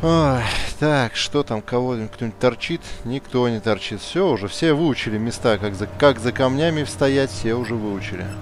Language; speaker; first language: Russian; native; Russian